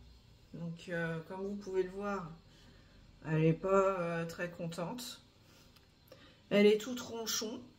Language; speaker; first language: French; native; French